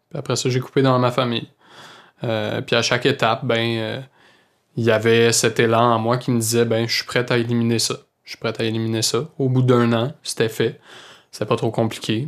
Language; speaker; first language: French; native; French